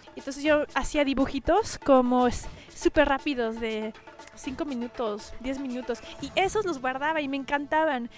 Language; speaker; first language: Spanish; early bilingual, heritage; Spanish